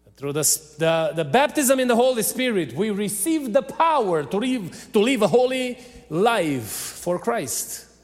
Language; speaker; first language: English; non-native, learner; Romanian